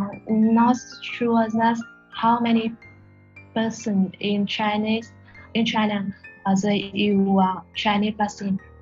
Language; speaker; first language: English; non-native, learner; Vietnamese